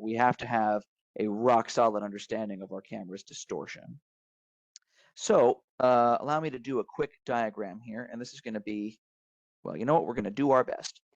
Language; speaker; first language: English; native; English